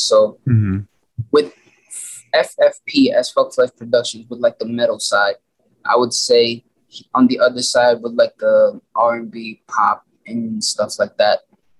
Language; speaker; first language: English; non-native, local second language; Filipino